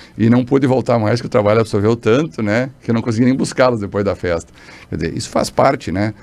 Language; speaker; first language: Portuguese; native; Portuguese